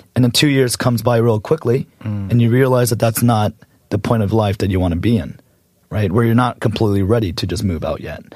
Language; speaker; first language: English; native; English